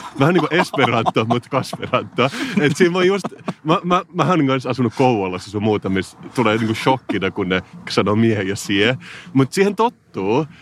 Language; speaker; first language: Finnish; native; Finnish